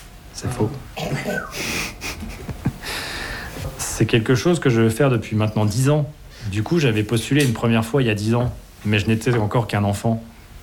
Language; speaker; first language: French; native; French